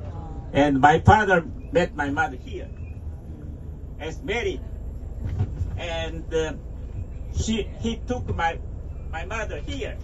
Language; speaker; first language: English; non-native, fluent; Korean